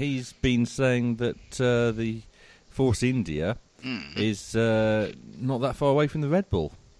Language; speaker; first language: English; native; English